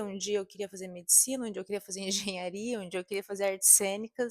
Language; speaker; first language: Portuguese; native; Portuguese